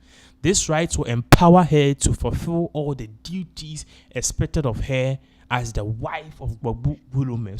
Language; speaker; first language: English; non-native, local second language; Akan